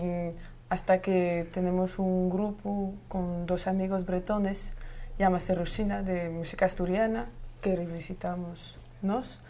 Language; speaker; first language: Spanish; non-native, learner; French